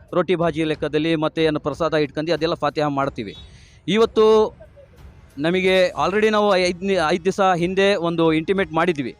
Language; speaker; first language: Kannada; non-native, local second language; Urdu